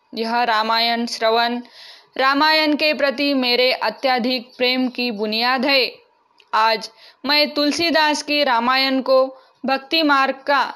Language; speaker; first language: Hindi; non-native, local second language; Marathi